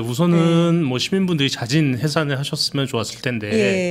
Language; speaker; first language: Korean; native; Korean